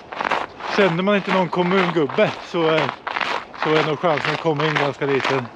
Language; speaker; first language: Swedish; native; Swedish